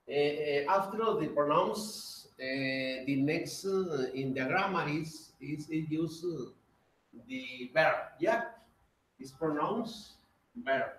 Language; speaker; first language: English; non-native, learner; Spanish